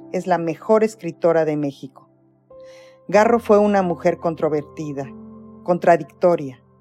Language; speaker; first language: Spanish; native; Spanish